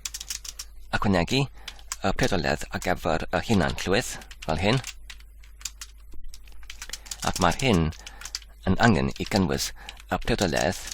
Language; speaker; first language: Welsh; non-native, learner; Polish